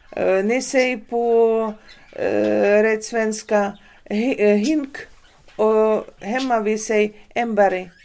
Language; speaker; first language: Swedish; early bilingual, heritage; Swedish